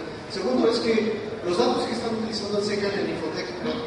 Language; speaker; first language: Spanish; native; Spanish